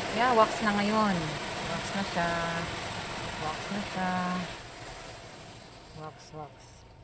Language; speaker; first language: Japanese; non-native, learner; Filipino